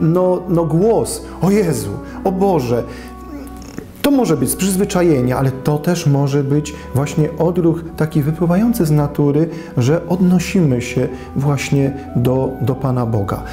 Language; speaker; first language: Polish; native; Polish